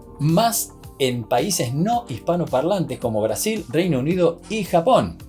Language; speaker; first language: Spanish; native; Spanish